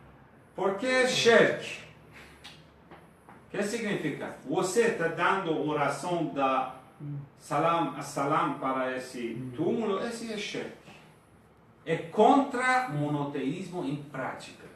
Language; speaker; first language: Portuguese; non-native, fluent; Persian